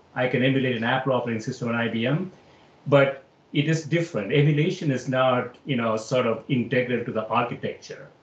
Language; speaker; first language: English; non-native, local second language; Malayalam